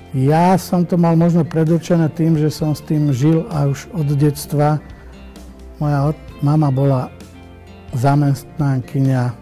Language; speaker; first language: Slovak; non-native, local second language; Croatian